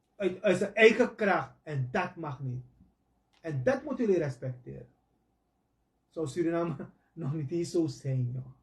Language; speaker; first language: Dutch; native; Dutch